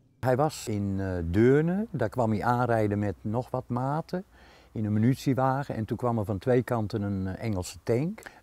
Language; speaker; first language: Dutch; native; Dutch